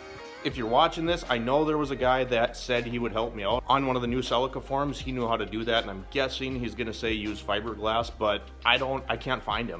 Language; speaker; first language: English; native; English